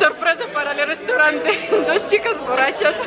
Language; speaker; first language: Spanish; non-native, learner; Russian